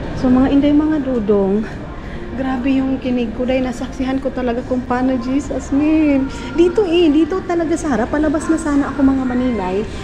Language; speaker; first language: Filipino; non-native, local second language; Cebuano